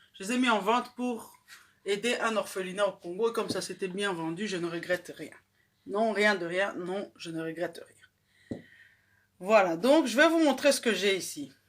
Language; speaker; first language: French; non-native, local second language; Lingala